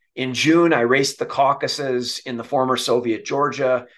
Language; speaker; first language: English; native; English